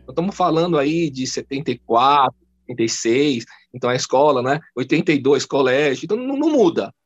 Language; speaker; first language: Portuguese; early bilingual, other home language; Chinese